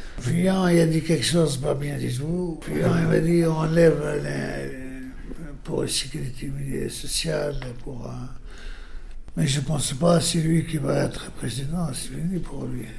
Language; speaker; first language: French; non-native, learner; Arabic